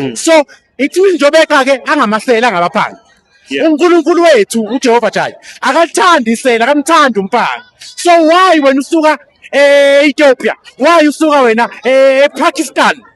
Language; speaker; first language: Zulu; native; Zulu